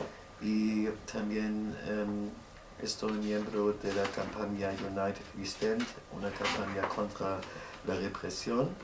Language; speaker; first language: Spanish; non-native, learner; German